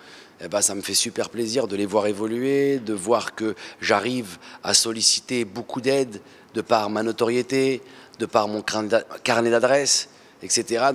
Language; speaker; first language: French; early bilingual, other home language; Arabic